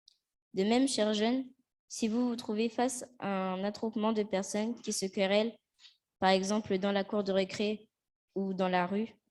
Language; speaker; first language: French; native; French